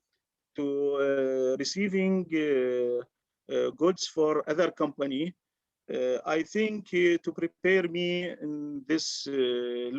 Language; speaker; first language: English; non-native, learner; Arabic